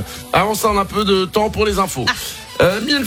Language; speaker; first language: French; native; French